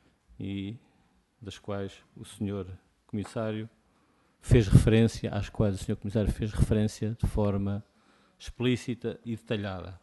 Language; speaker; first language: Portuguese; native; Portuguese